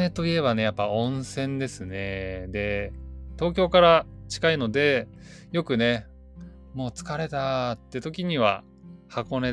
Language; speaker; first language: Japanese; native; Japanese